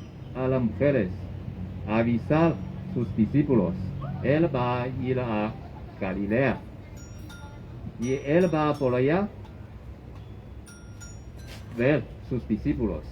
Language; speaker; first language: Spanish; non-native, learner; Chinese